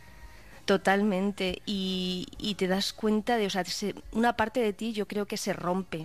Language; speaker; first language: Spanish; native; Spanish